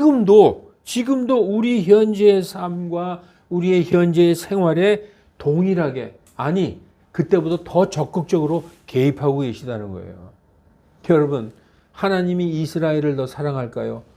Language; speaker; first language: Korean; native; Korean